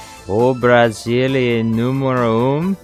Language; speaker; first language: Portuguese; non-native, learner; English